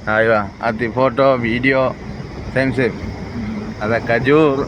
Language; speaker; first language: Arabic; non-native, learner; Malayalam